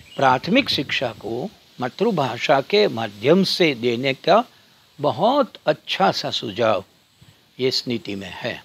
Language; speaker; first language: Hindi; non-native, local second language; Gujarati